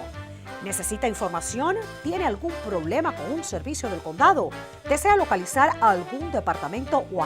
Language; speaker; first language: Spanish; native; Spanish